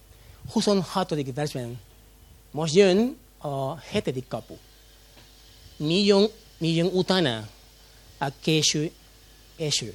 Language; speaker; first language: Hungarian; non-native, fluent; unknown